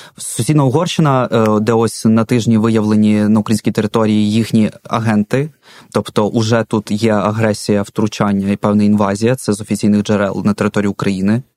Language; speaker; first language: Ukrainian; non-native, local second language; Russian